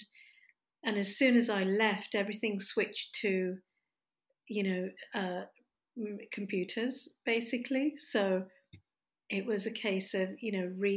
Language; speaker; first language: English; native; English